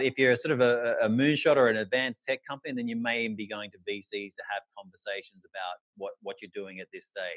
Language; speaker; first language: English; native; English